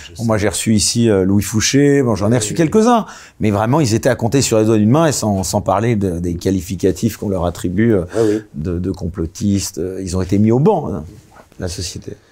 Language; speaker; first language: French; native; French